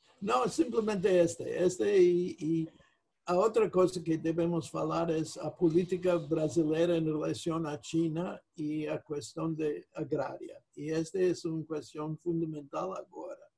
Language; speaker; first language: Portuguese; non-native, fluent; English